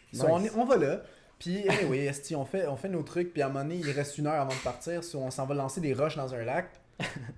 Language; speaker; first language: French; native; French